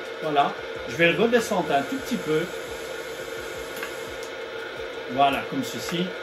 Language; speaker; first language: French; native; French